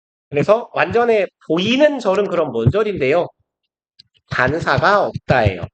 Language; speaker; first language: Korean; native; Korean